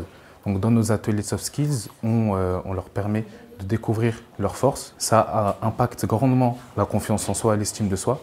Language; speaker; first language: French; native; French